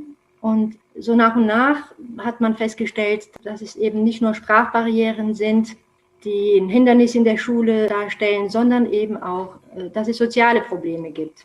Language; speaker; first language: German; non-native, fluent; Romanian